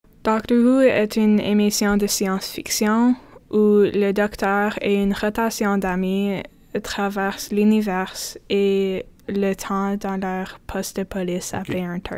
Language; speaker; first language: French; non-native, local second language; English